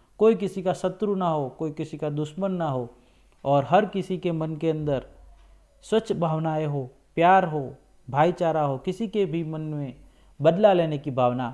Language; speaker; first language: Hindi; non-native, local second language; Gujarati